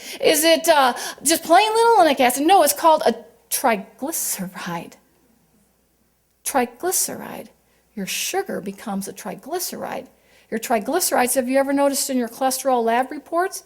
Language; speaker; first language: English; native; English